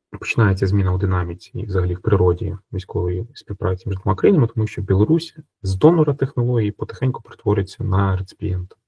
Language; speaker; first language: Ukrainian; native; Ukrainian